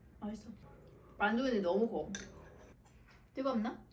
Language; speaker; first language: Korean; non-native, fluent; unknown